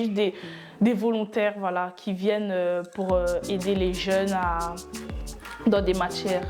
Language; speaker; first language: French; early bilingual, other home language; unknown